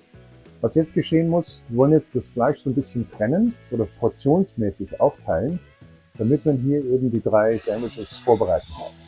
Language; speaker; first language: German; native; German